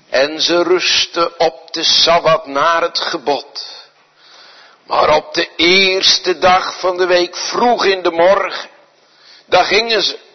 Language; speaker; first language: Dutch; native; Dutch